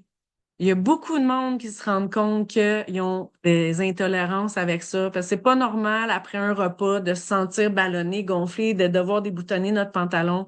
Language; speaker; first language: French; native; French